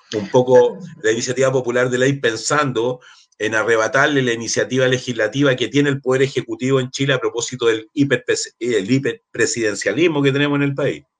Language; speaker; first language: Spanish; native; Spanish